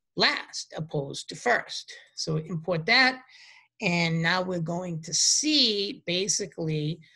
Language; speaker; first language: English; native; English